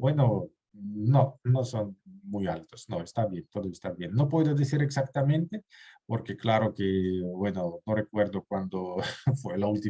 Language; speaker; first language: Spanish; non-native, fluent; Russian